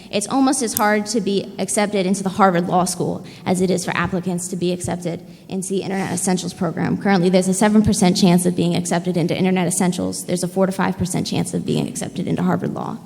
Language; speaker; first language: English; native; English